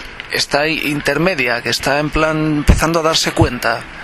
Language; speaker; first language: Spanish; native; Spanish